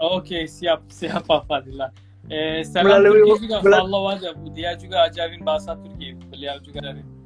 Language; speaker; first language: Indonesian; non-native, fluent; Turkish